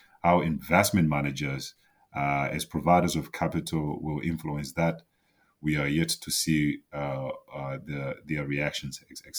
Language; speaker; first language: English; non-native, local second language; Shona